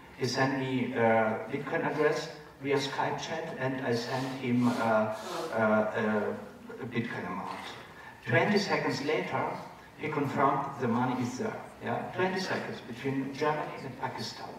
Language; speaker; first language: English; non-native, fluent; German